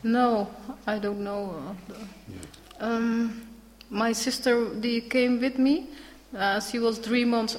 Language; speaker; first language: English; non-native, learner; Dutch